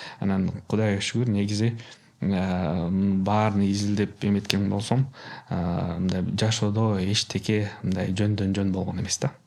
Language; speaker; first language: Kyrgyz; non-native, local second language; Russian